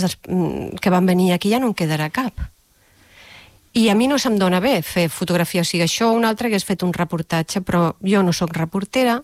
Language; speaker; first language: Catalan; native; Catalan